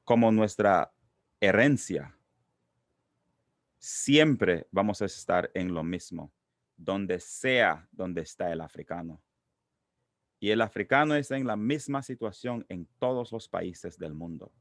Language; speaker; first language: Spanish; non-native, local second language; English